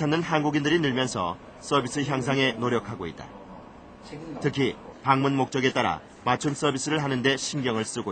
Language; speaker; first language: Korean; native; Korean